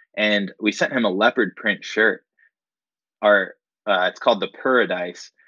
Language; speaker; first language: English; native; English